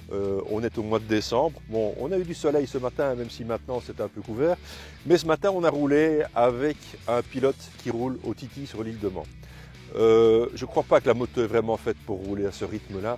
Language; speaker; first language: French; native; French